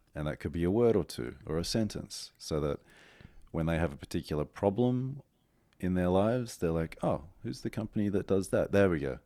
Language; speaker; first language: English; native; English